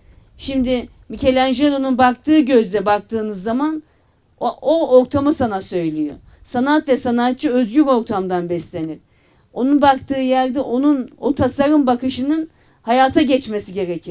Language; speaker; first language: Turkish; native; Turkish